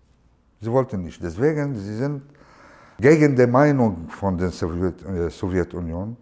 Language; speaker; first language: German; non-native, learner; Arabic